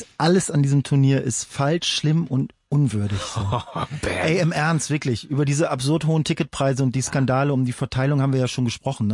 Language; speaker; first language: German; native; German